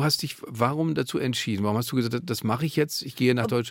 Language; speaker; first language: German; native; German